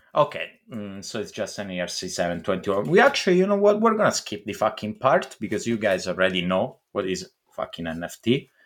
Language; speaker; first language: English; non-native, fluent; Italian